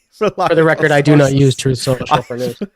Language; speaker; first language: English; native; English